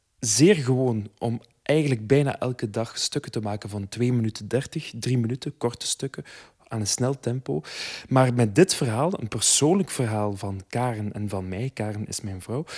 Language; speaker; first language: Dutch; native; Dutch